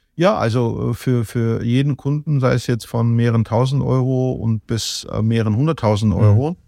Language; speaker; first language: German; non-native, fluent; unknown